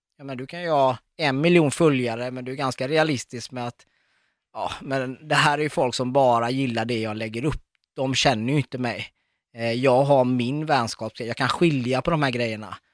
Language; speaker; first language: Swedish; early bilingual, other home language; Arabic